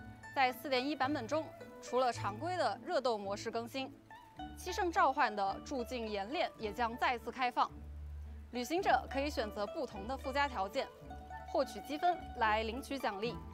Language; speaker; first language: Chinese; native; Chinese